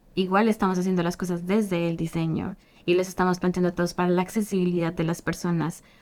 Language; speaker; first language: Spanish; native; Spanish